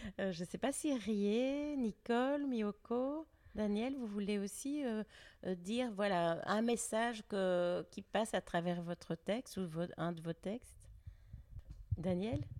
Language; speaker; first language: French; native; French